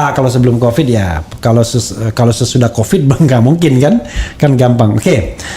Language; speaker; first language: Indonesian; native; Indonesian